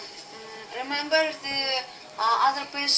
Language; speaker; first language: English; non-native, learner; Russian